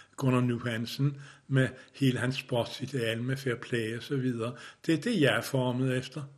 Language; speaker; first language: Danish; native; Danish